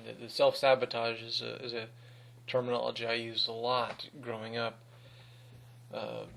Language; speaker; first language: English; native; English